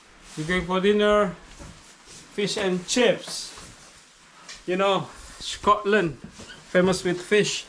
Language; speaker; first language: English; non-native, learner; Indonesian